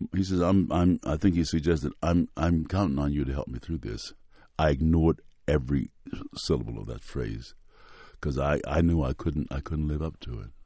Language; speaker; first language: English; native; English